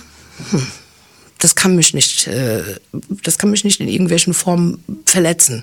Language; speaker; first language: German; early bilingual, heritage; English